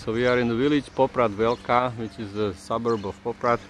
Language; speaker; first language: English; non-native, fluent; Slovak